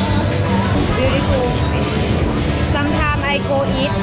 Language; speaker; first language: English; non-native, learner; Thai